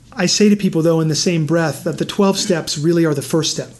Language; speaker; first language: English; native; English